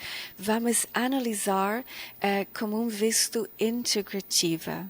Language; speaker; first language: Portuguese; non-native, fluent; English